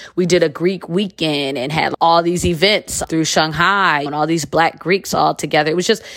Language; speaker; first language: English; native; English